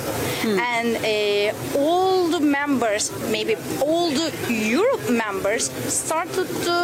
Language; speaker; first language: English; non-native, fluent; Turkish